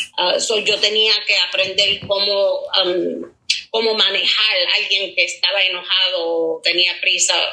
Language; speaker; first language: Spanish; early bilingual, heritage; Spanish